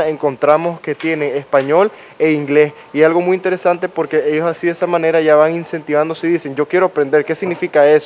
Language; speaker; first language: Spanish; native; Spanish